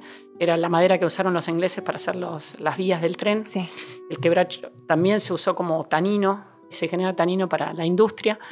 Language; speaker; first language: Spanish; native; Spanish